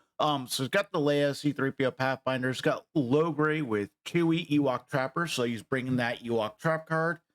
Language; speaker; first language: English; native; English